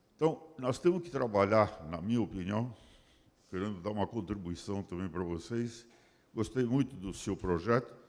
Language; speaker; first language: Portuguese; early bilingual, other home language; Spanish